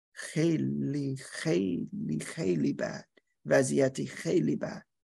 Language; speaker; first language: Persian; non-native, learner; English